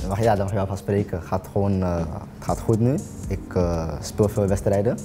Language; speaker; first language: Dutch; native; Dutch